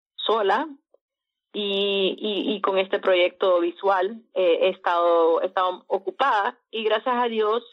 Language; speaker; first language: Spanish; native; Spanish